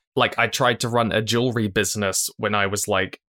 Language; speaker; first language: English; native; English